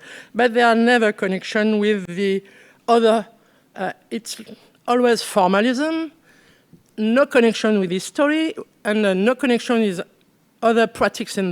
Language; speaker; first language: English; non-native, learner; French